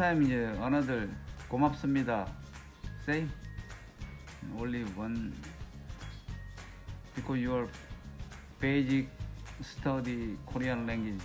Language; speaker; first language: English; non-native, learner; Korean